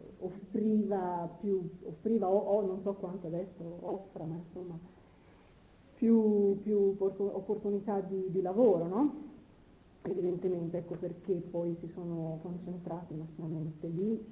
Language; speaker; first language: Italian; native; Italian